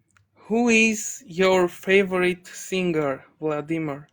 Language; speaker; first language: English; non-native, learner; Armenian